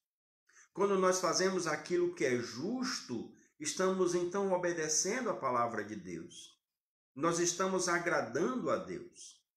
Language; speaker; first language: Portuguese; native; Portuguese